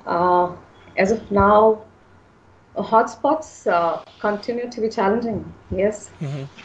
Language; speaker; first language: English; non-native, local second language; Punjabi